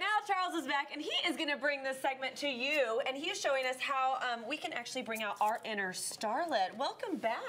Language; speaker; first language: English; native; English